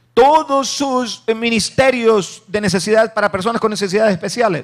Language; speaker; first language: Spanish; native; Spanish